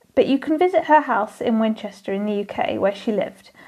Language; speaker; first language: English; native; English